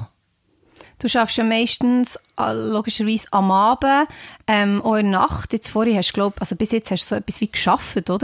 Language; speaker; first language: German; native; German